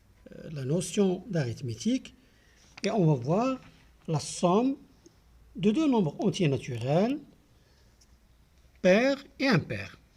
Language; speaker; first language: French; non-native, local second language; Arabic